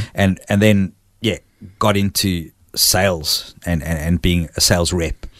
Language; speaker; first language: English; native; English